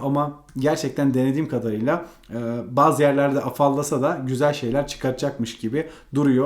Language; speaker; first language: Turkish; native; Turkish